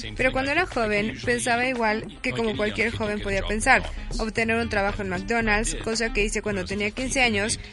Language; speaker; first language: Spanish; non-native, fluent; English